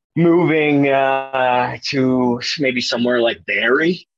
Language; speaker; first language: English; native; English